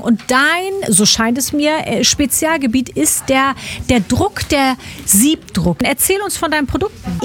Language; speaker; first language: German; native; German